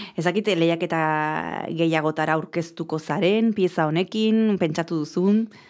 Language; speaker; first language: Basque; native; Basque